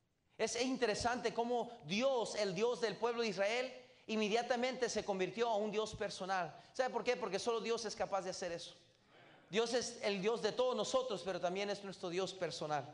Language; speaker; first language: Spanish; native; Spanish